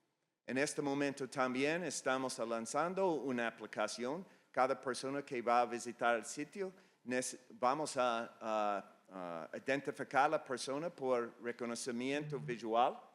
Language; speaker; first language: Spanish; non-native, fluent; English